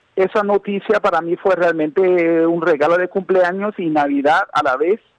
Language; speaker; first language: Spanish; non-native, fluent; German